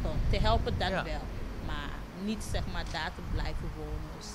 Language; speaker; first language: Dutch; non-native, fluent; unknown